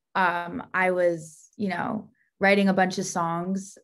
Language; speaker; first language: English; native; English